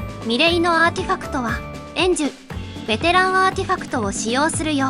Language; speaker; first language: Japanese; native; Japanese